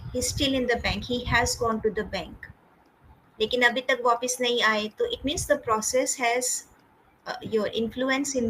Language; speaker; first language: English; non-native, fluent; Hindi